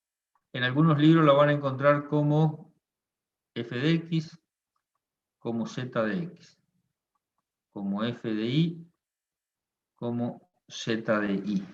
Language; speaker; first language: Spanish; native; Spanish